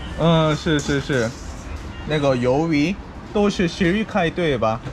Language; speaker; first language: Chinese; non-native, learner; Korean